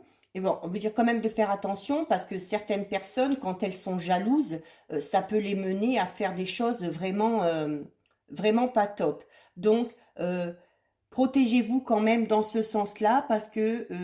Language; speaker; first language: French; native; French